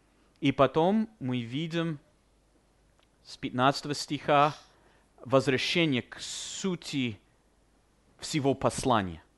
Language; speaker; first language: Russian; non-native, fluent; English